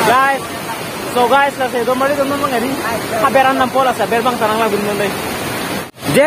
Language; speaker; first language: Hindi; non-native, local second language; Karbi